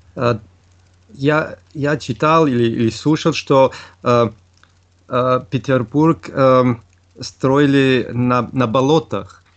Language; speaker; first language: Russian; non-native, learner; German